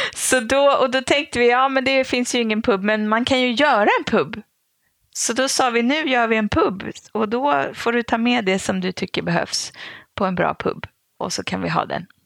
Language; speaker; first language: Swedish; native; Swedish